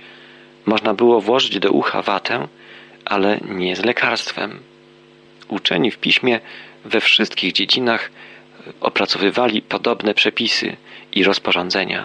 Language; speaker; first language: Polish; native; Polish